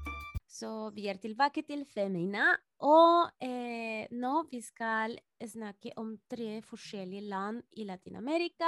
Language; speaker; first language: Norwegian; non-native, fluent; Spanish